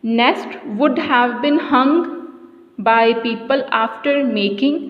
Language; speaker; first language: English; non-native, local second language; Punjabi